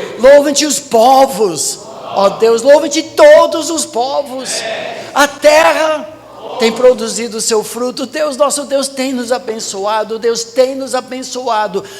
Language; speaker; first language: Portuguese; non-native, fluent; English